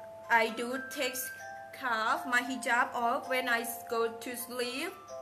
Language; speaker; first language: English; non-native, fluent; Thai